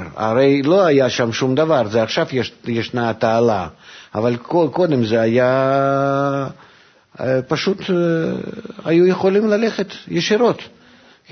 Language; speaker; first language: Hebrew; non-native, fluent; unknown